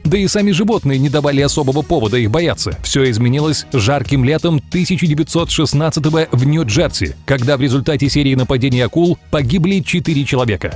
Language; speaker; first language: Russian; native; Russian